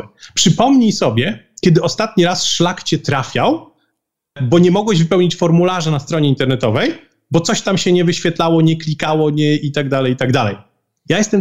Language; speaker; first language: Polish; native; Polish